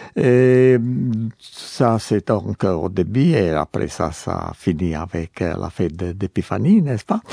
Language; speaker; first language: French; non-native, learner; Croatian